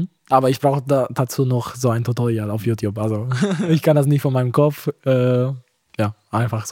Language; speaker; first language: German; non-native, fluent; Romanian